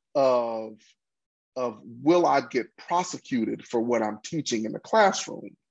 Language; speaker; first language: English; native; English